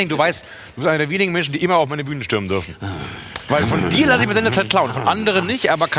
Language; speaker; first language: German; native; German